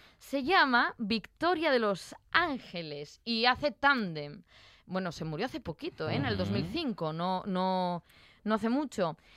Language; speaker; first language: Spanish; native; Spanish